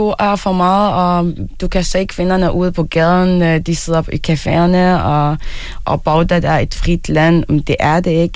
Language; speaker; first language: Danish; early bilingual, other home language; Arabic